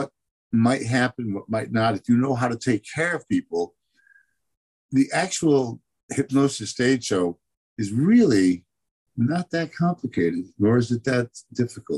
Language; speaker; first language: English; native; English